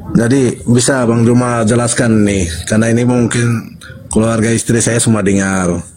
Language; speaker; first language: Indonesian; non-native, fluent; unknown